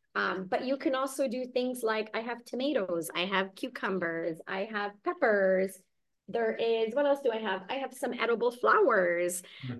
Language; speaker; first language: English; early bilingual, other home language; Hungarian